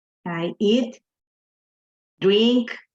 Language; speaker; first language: English; non-native, learner; Spanish